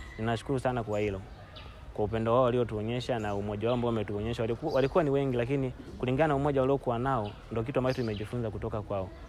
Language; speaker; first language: Swahili; native; Swahili